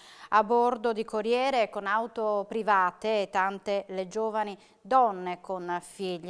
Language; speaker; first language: Italian; native; Italian